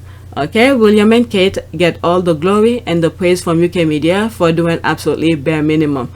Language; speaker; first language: English; non-native, fluent; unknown